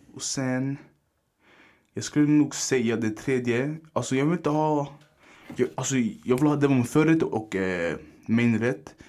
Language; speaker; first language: Swedish; early bilingual, other home language; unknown